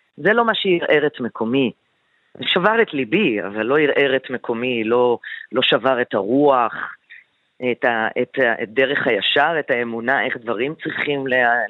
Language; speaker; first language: Hebrew; native; Hebrew